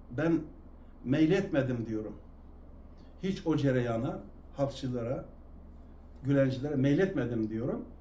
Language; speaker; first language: Turkish; non-native, local second language; Kurdish